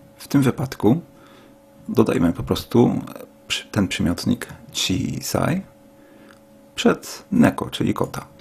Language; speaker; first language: Polish; native; Polish